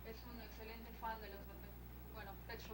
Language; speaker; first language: Spanish; native; Spanish